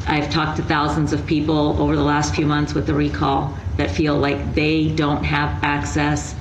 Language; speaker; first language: English; early bilingual, other home language; Spanish